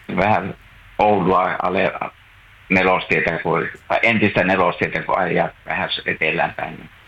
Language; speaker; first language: Finnish; native; Finnish